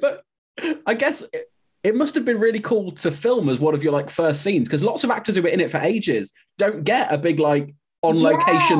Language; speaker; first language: English; native; English